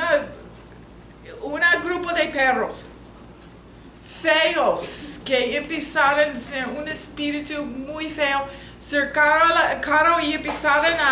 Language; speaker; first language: Spanish; non-native, learner; English